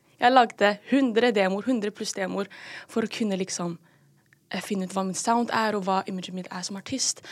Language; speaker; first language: Norwegian; early bilingual, other home language; Filipino